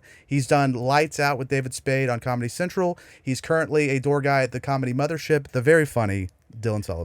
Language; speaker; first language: English; native; English